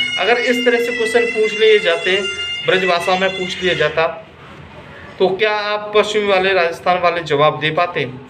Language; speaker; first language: Hindi; native; Hindi